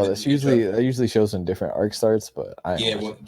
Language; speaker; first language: English; native; English